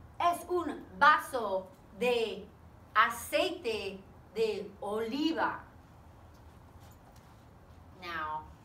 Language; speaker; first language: Spanish; non-native, fluent; English